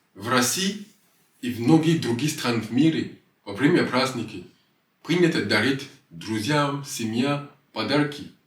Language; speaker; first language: Russian; non-native, fluent; French